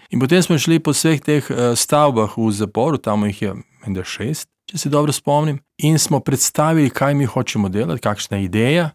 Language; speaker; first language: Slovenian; non-native, learner; Serbian